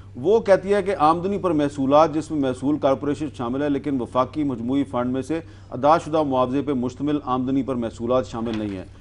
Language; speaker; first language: Urdu; native; Urdu